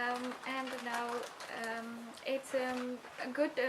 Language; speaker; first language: English; non-native, learner; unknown